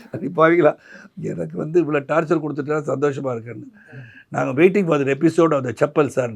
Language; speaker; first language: Tamil; native; Tamil